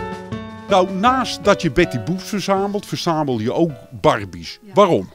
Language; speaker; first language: Dutch; native; Dutch